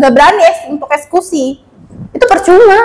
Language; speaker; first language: Indonesian; native; Indonesian